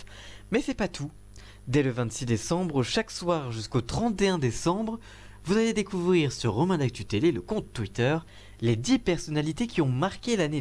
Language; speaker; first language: French; native; French